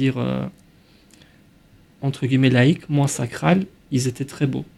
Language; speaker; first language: French; non-native, fluent; Albanian